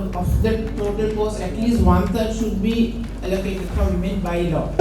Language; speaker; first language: English; non-native, local second language; Sinhala